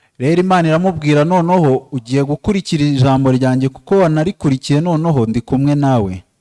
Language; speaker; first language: Kinyarwanda; native; Kinyarwanda